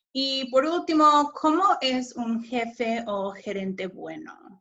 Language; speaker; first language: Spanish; non-native, fluent; English